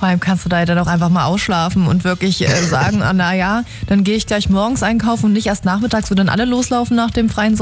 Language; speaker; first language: German; native; German